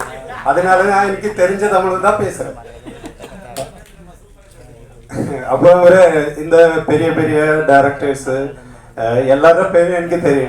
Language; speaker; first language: Tamil; non-native, learner; Malayalam